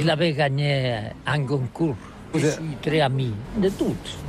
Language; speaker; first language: French; non-native, learner; Catalan